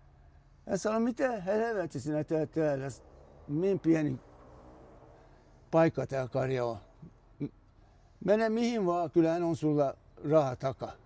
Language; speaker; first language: Finnish; non-native, fluent; Turkish